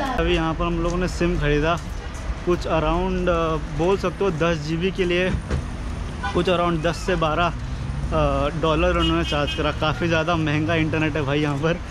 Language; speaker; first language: Hindi; native; Hindi